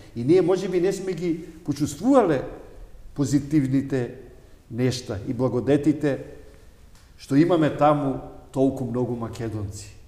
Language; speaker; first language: Macedonian; native; Macedonian